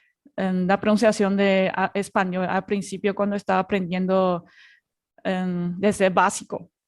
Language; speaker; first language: Spanish; non-native, fluent; Chinese